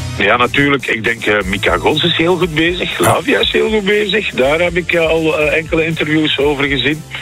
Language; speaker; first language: Dutch; early bilingual, other home language; Turkish